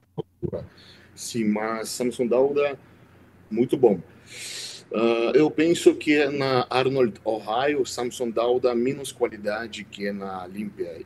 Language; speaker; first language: Portuguese; non-native, learner; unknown